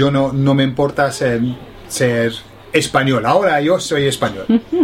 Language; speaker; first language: Spanish; non-native, fluent; English